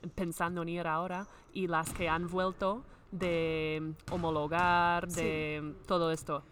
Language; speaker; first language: Spanish; non-native, fluent; English